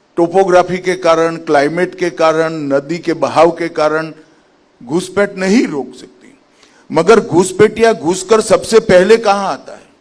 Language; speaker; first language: Hindi; non-native, local second language; Gujarati